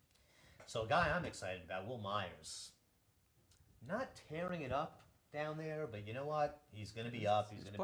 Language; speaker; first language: English; native; English